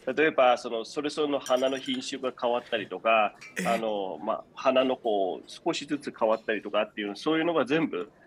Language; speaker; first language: Japanese; non-native, fluent; Danish